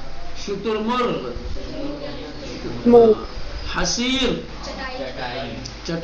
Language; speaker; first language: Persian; non-native, fluent; Urdu